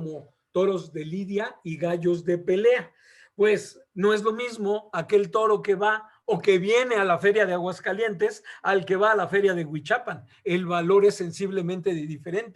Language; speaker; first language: Spanish; native; Spanish